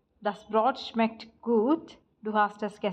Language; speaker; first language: German; non-native, learner; Malayalam